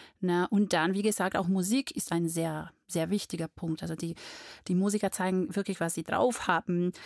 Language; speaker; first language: German; non-native, fluent; Portuguese